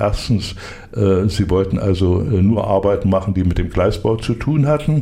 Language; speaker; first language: German; native; German